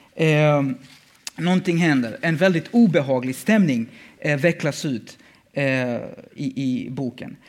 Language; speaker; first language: Swedish; early bilingual, other home language; Bosnian